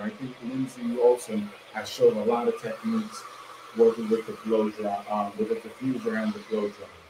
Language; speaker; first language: English; non-native, local second language; Spanish